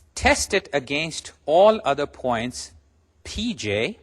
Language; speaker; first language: English; non-native, local second language; Urdu